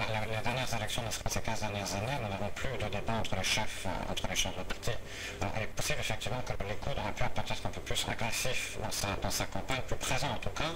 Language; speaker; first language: French; native; French